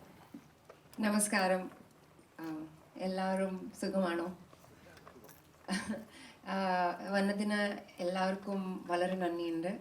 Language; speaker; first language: Malayalam; non-native, learner; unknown